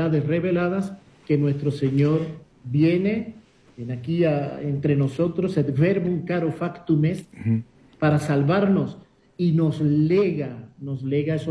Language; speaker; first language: Spanish; native; Spanish